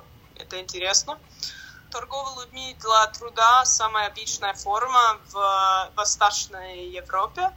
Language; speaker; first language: Russian; non-native, learner; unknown